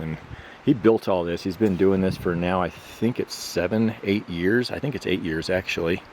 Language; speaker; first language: English; native; English